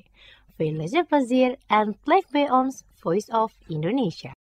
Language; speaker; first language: Dutch; non-native, fluent; Indonesian